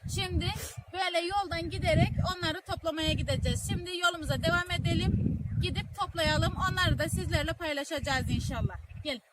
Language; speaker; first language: Turkish; native; Turkish